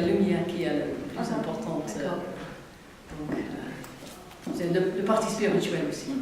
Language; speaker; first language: French; non-native, learner; English